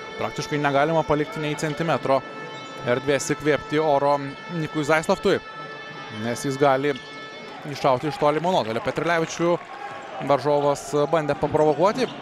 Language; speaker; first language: Lithuanian; native; Lithuanian